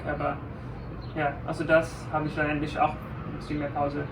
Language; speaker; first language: German; non-native, fluent; English